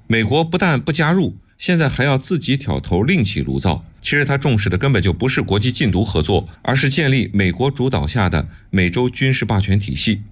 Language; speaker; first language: Chinese; native; Chinese